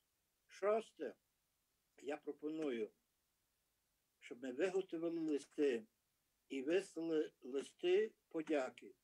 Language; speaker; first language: Ukrainian; early bilingual, heritage; Ukrainian